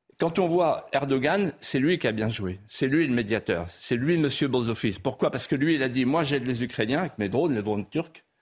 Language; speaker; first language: French; non-native, local second language; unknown